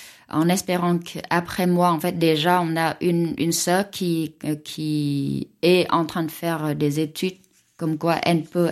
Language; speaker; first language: French; non-native, fluent; Vietnamese